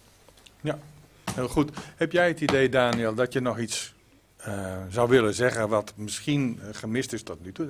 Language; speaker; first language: Dutch; native; Dutch